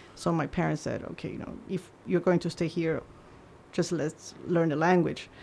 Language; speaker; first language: English; non-native, fluent; Chinese